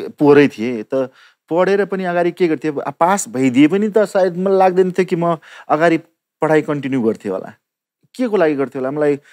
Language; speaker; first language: Nepali; non-native, local second language; Maithili